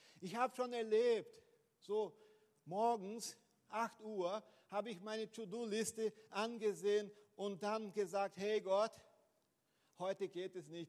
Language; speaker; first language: German; non-native, fluent; Portuguese